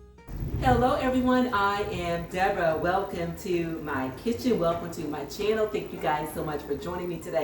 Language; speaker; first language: English; native; English